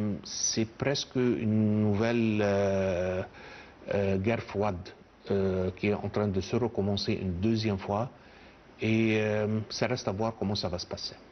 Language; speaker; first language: French; non-native, fluent; Arabic